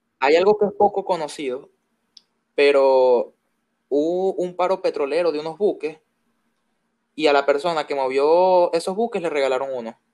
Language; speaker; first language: Spanish; native; Spanish